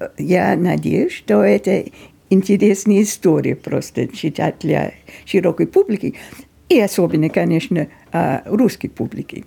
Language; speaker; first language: Russian; non-native, fluent; English